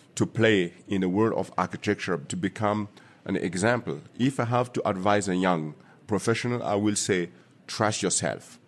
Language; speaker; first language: English; non-native, fluent; Mossi